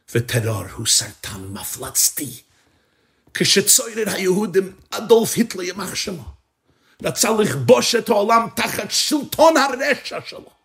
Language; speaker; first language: Hebrew; non-native, fluent; English